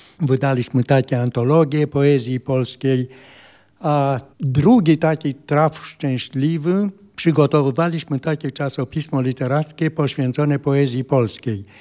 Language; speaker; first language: Polish; non-native, fluent; Romanian